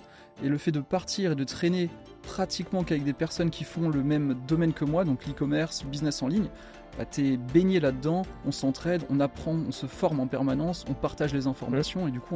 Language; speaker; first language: French; native; French